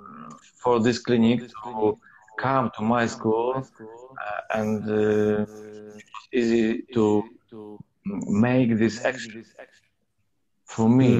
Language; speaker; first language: English; non-native, learner; Polish